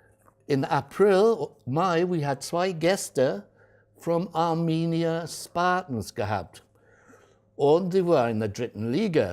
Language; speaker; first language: German; non-native, fluent; English